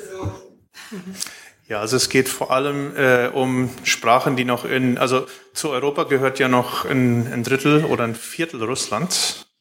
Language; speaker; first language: German; early bilingual, heritage; Plautdietsch